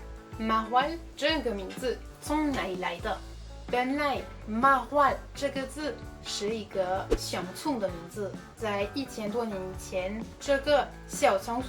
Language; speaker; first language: Chinese; non-native, fluent; French